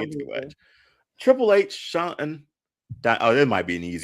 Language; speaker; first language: English; native; English